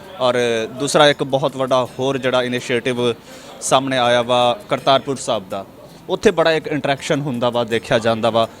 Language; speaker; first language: Punjabi; native; Punjabi